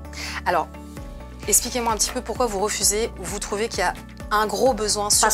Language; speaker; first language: French; native; French